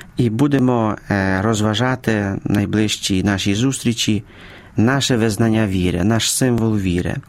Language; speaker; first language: Ukrainian; native; Ukrainian